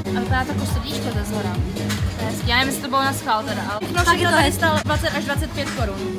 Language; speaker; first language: Czech; early bilingual, other home language; Vietnamese